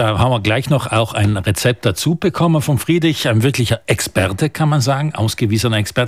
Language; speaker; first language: German; native; German